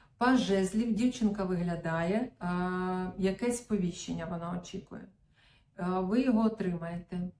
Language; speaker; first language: Ukrainian; non-native, local second language; Russian